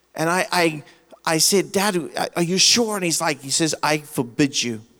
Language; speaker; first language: English; native; English